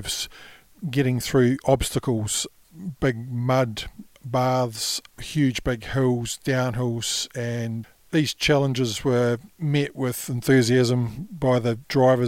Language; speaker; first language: English; native; English